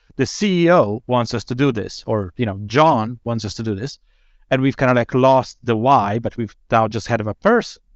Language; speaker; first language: English; non-native, fluent; Slovenian